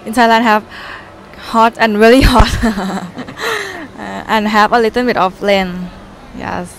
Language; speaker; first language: English; non-native, learner; Thai